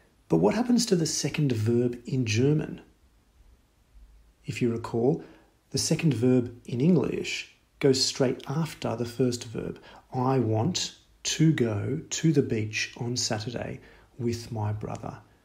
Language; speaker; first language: English; native; English